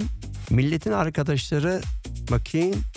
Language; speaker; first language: Turkish; native; Turkish